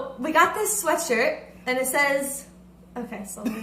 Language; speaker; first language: English; native; English